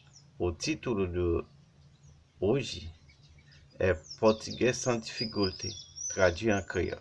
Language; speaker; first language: Portuguese; non-native, learner; Haitian Creole